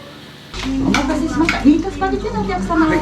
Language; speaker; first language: Japanese; native; Japanese